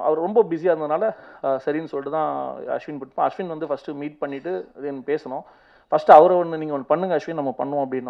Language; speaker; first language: Tamil; native; Tamil